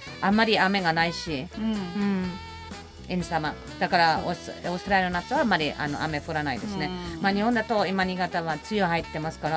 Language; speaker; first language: Japanese; non-native, fluent; German